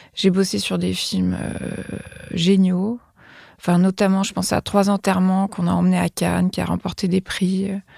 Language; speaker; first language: French; native; French